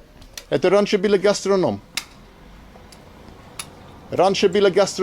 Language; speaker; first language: Russian; non-native, fluent; English